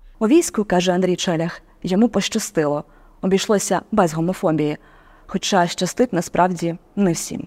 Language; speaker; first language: Ukrainian; native; Ukrainian